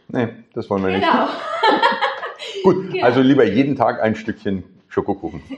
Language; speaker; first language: German; native; German